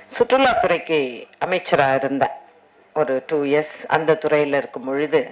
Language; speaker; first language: Tamil; native; Tamil